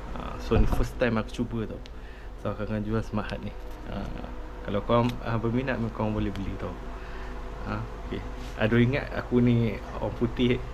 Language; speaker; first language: Malay; native; Malay